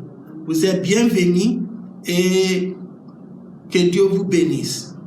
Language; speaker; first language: French; non-native, learner; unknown